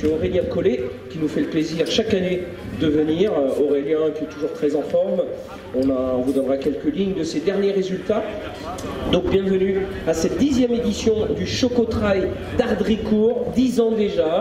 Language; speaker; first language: French; native; French